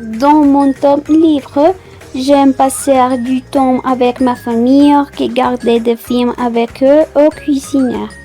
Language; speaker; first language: French; non-native, fluent; Spanish